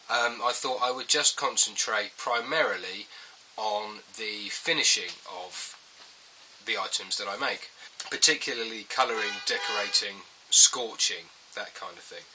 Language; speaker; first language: English; native; English